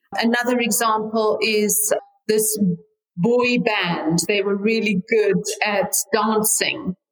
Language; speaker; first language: English; native; English